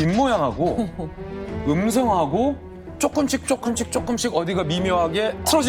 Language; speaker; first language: Korean; native; Korean